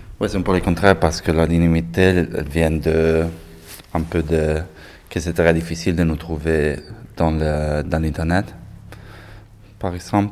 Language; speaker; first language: French; non-native, learner; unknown